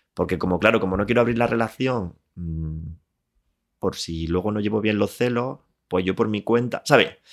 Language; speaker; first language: Spanish; native; Spanish